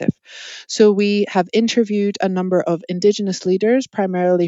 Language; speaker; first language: English; native; English